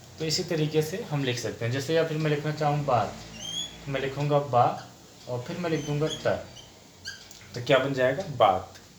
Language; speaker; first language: Hindi; native; Hindi